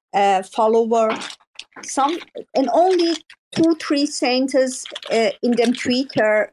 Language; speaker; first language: English; non-native, learner; Persian